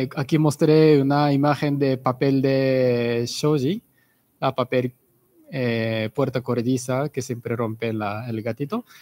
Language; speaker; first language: Spanish; non-native, fluent; Japanese